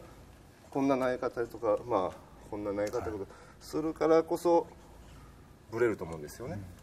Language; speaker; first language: Japanese; native; Japanese